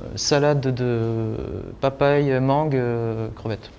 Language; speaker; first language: French; native; French